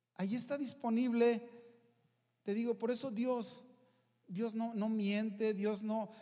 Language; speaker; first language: Spanish; native; Spanish